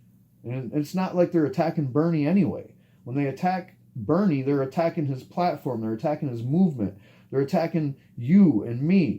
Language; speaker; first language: English; native; English